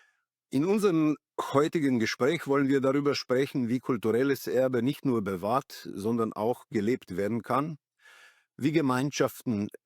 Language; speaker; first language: German; non-native, fluent; Slovenian